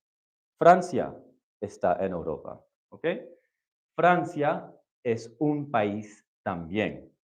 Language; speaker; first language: Spanish; non-native, fluent; English